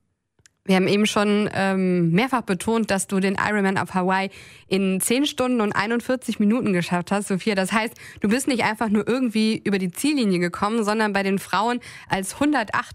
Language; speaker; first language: German; native; German